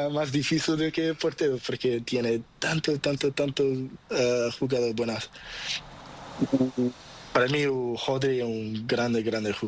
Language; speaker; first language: Spanish; non-native, learner; Portuguese